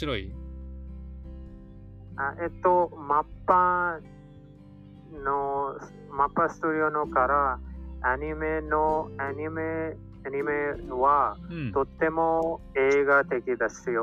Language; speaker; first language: Japanese; non-native, learner; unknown